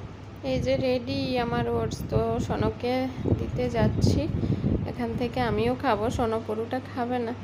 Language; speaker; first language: Bangla; native; Bangla